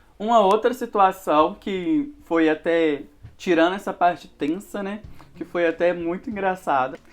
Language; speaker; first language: Portuguese; native; Portuguese